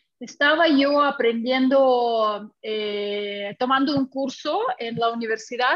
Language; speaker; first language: Spanish; non-native, fluent; Russian